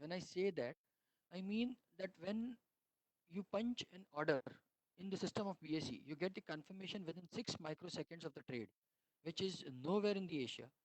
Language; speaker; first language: English; non-native, local second language; Hindi